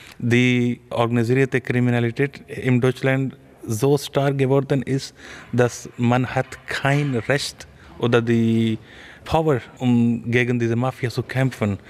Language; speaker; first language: German; non-native, fluent; Urdu